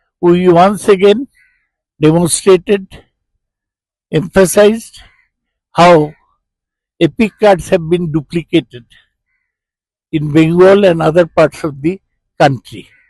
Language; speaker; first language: English; non-native, local second language; Bangla